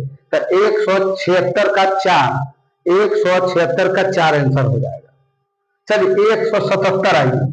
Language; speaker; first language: Hindi; non-native, local second language; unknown